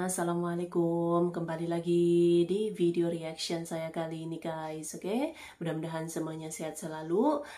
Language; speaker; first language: Malay; native; Malay